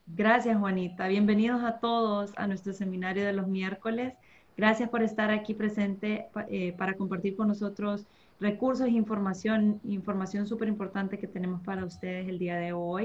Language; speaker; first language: Spanish; early bilingual, heritage; Spanish